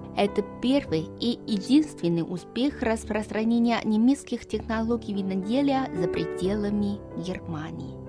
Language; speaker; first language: Russian; non-native, fluent; Chinese